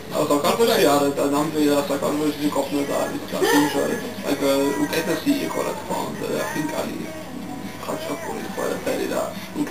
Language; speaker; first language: Georgian; non-native, learner; English